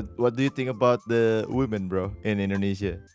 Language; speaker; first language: English; non-native, fluent; Indonesian